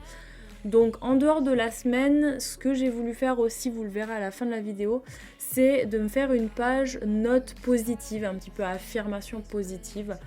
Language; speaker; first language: French; native; French